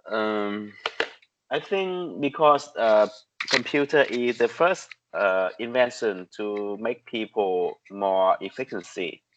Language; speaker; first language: English; non-native, learner; Vietnamese